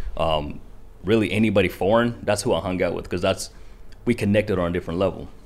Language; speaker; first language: English; early bilingual, other home language; Kinyarwanda